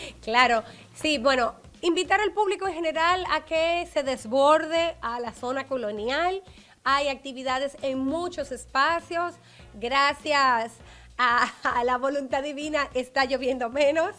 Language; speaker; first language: Spanish; native; Spanish